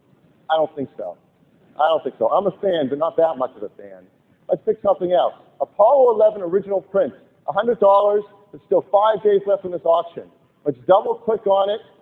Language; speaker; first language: English; native; English